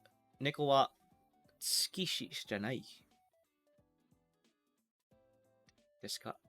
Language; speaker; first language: Japanese; non-native, learner; English